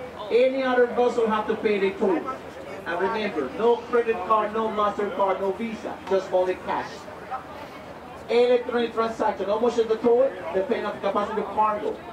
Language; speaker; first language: English; non-native, fluent; Spanish